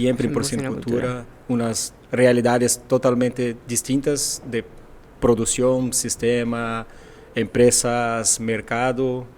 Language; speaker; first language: Spanish; non-native, fluent; Portuguese